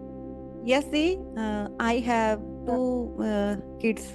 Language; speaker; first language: English; non-native, learner; Punjabi